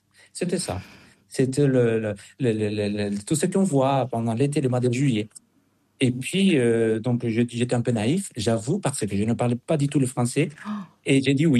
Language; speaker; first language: French; non-native, fluent; Spanish